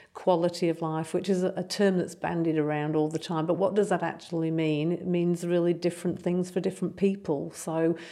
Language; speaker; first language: English; native; English